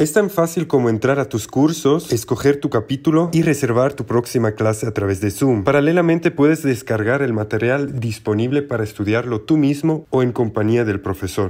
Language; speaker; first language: Spanish; non-native, fluent; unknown